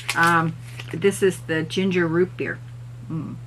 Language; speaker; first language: English; native; English